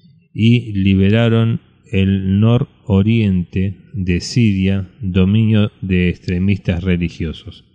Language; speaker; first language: Spanish; native; Spanish